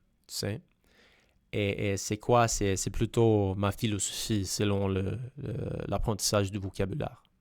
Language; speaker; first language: French; non-native, fluent; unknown